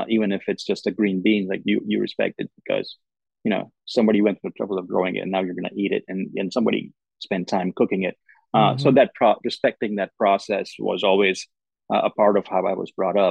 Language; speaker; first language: English; non-native, local second language; Gujarati